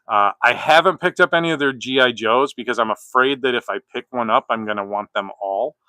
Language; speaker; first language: English; native; English